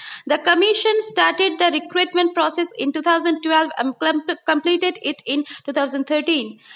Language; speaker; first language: English; non-native, local second language; Bangla